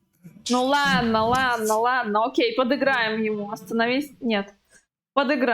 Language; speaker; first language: Russian; native; Russian